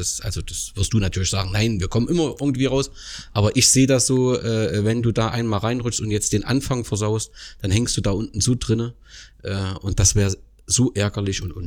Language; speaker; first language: German; native; German